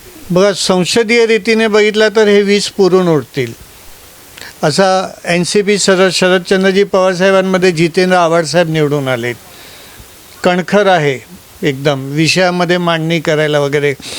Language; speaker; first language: Marathi; non-native, local second language; Gujarati